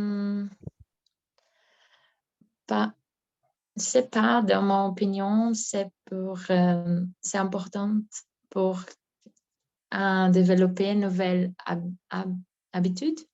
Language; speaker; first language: French; non-native, learner; Portuguese